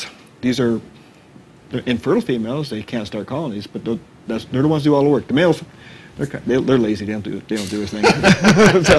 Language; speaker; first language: English; native; English